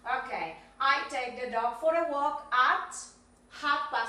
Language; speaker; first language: English; non-native, fluent; Spanish